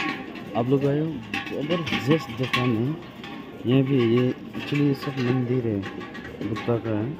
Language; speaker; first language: Hindi; non-native, local second language; Nepali